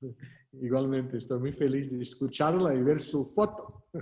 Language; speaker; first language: Spanish; non-native, fluent; Portuguese